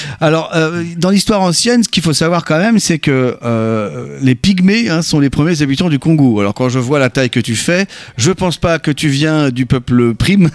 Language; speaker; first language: French; native; French